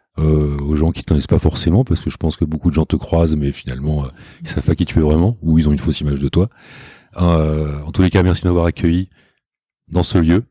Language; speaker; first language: French; native; French